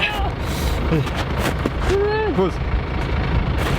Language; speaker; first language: French; native; French